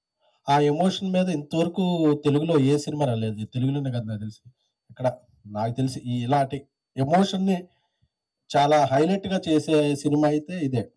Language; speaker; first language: Telugu; native; Telugu